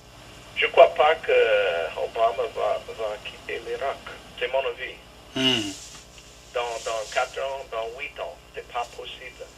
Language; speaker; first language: French; non-native, learner; English